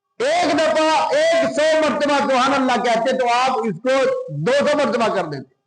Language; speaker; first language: Urdu; non-native, local second language; Punjabi